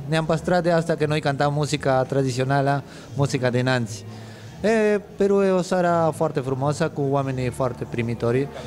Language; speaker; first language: Romanian; non-native, fluent; Spanish